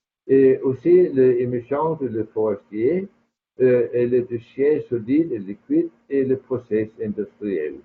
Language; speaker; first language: French; non-native, fluent; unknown